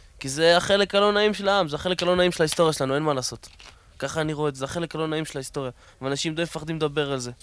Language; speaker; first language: Hebrew; native; Hebrew